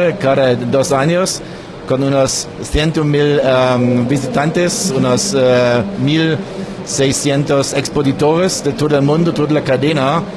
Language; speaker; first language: Spanish; non-native, learner; German